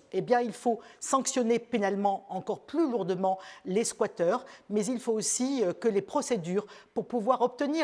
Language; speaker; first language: French; native; French